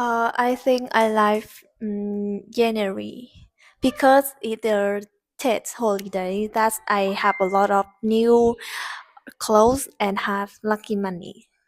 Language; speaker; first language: English; non-native, learner; Vietnamese